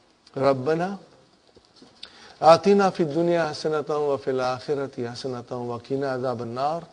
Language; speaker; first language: Arabic; non-native, fluent; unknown